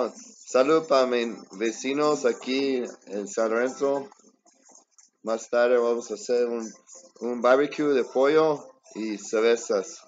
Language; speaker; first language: Spanish; early bilingual, heritage; English